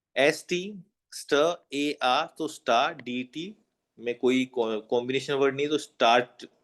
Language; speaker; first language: Hindi; native; Hindi